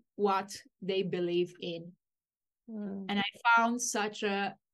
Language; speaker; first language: English; non-native, fluent; Romanian